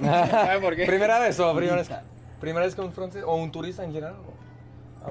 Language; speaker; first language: Spanish; non-native, learner; French